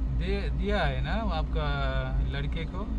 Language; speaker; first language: Hindi; non-native, local second language; Malayalam